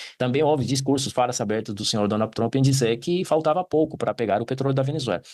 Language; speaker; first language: Portuguese; non-native, fluent; Spanish